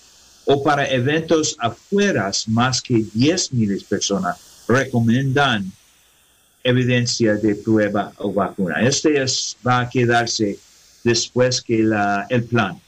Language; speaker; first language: Spanish; non-native, learner; English